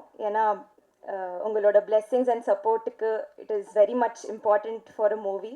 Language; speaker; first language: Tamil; non-native, learner; Telugu